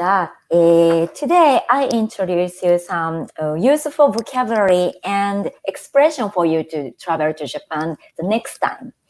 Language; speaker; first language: English; non-native, fluent; Japanese